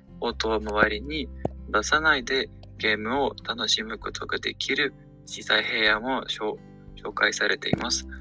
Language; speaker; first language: Japanese; non-native, learner; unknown